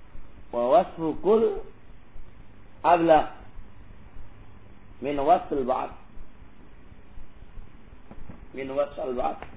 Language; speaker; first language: Arabic; non-native, fluent; Javanese